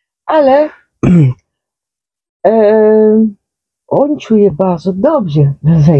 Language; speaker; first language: Polish; non-native, learner; Dutch